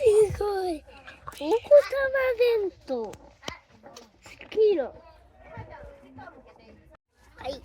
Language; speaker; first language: Japanese; native; Japanese